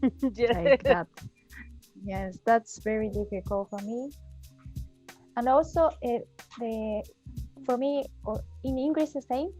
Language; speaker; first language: English; non-native, fluent; Japanese